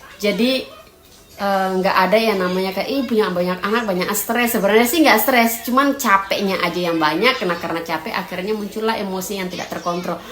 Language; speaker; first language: Indonesian; native; Indonesian